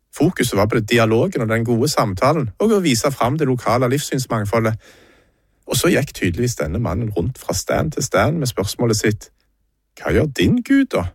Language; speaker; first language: Norwegian; native; Norwegian